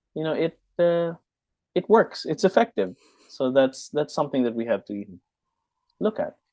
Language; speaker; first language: English; non-native, local second language; Hiligaynon